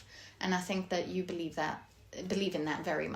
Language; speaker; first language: English; native; English